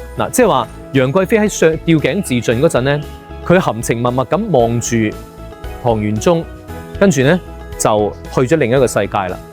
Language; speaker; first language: Cantonese; native; Cantonese